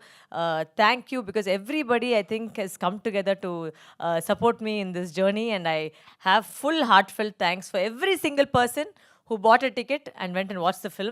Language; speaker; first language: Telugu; non-native, fluent; Tamil